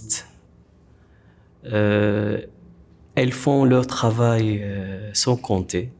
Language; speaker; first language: French; non-native, fluent; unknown